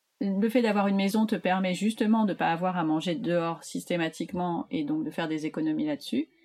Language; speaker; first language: French; native; French